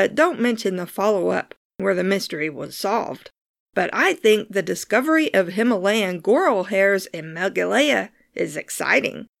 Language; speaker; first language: English; native; English